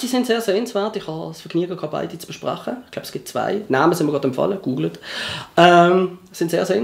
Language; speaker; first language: German; native; German